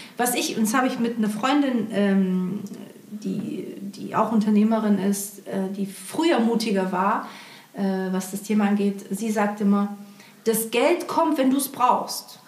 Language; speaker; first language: German; early bilingual, other home language; Portuguese